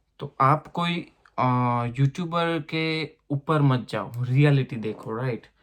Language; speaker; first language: Hindi; non-native, local second language; Gujarati